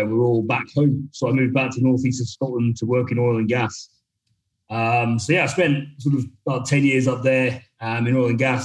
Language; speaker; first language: English; native; English